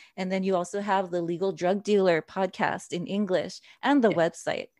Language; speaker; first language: English; native; English